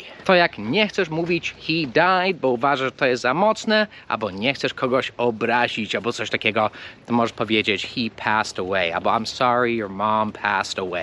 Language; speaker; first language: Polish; non-native, fluent; English